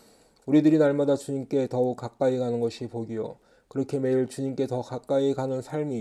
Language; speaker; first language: Korean; native; Korean